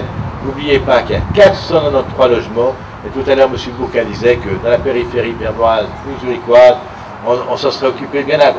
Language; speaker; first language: French; native; French